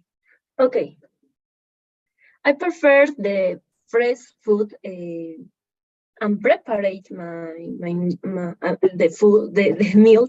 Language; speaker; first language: English; non-native, learner; Spanish